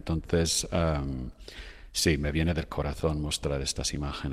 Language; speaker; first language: Spanish; non-native, fluent; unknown